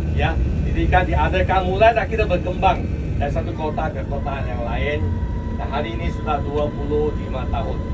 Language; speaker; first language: Malay; non-native, local second language; Chinese